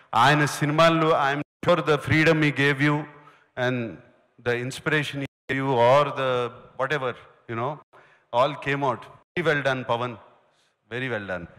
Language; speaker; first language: English; non-native, local second language; Telugu